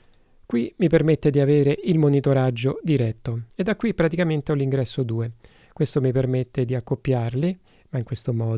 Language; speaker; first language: Italian; native; Italian